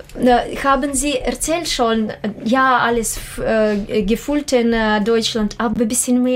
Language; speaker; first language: German; non-native, learner; Russian